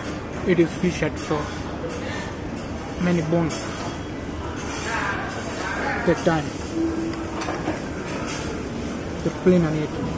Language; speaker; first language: English; non-native, learner; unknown